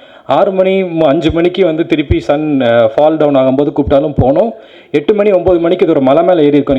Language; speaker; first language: Tamil; native; Tamil